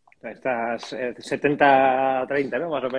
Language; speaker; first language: Spanish; native; Spanish